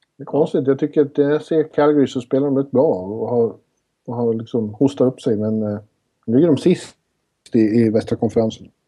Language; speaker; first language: Swedish; native; Swedish